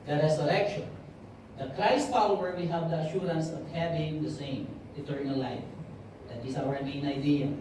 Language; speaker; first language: English; non-native, local second language; Filipino